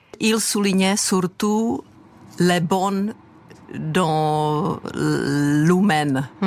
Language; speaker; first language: French; non-native, fluent; Czech